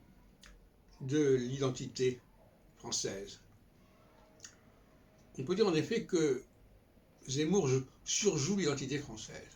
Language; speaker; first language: French; native; French